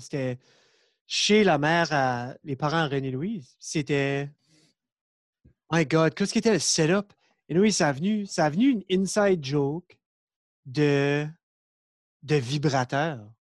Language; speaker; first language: French; native; French